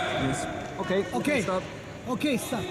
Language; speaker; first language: English; non-native, learner; Russian